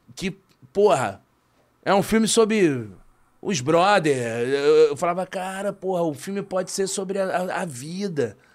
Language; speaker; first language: Portuguese; native; Portuguese